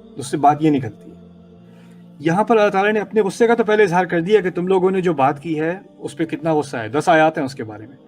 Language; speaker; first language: Urdu; early bilingual, heritage; Urdu